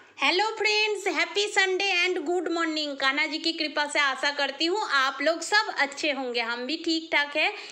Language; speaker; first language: Hindi; non-native, local second language; Bangla